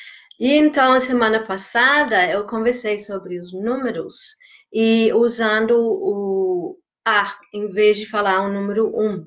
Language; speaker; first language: Portuguese; non-native, fluent; English